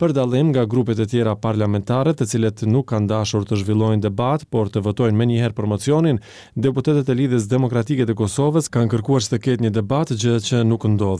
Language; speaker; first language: Albanian; native; Albanian